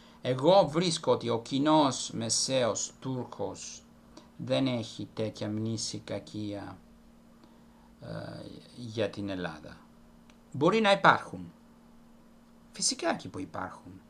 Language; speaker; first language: Greek; non-native, fluent; Italian